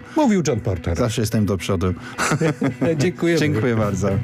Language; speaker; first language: Polish; non-native, learner; English